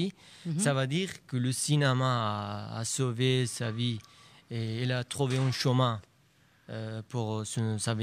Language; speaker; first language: French; non-native, learner; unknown